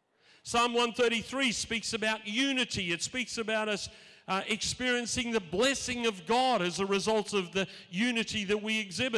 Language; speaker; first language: English; native; English